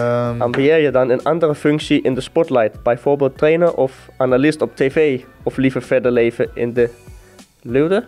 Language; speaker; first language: Dutch; non-native, fluent; Danish